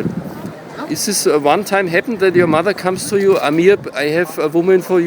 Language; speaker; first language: English; non-native, learner; German